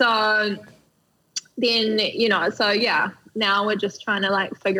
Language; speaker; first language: English; native; English